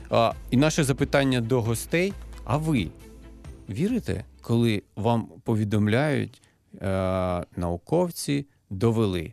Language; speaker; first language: Ukrainian; native; Ukrainian